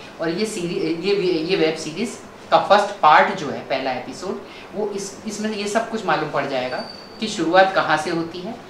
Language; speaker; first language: Hindi; non-native, local second language; Gujarati